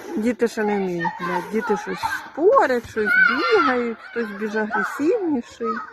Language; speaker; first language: Ukrainian; native; Ukrainian